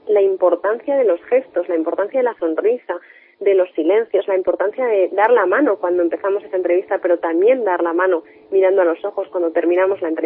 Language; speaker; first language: Spanish; native; Spanish